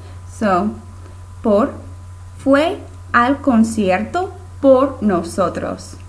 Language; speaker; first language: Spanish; non-native, fluent; English